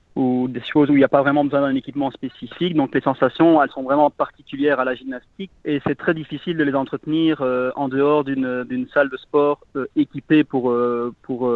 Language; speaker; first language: French; native; French